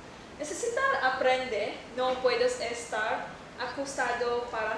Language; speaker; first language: Spanish; non-native, learner; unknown